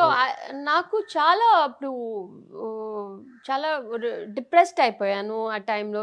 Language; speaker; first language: Telugu; non-native, fluent; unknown